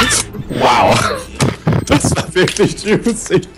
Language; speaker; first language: German; native; German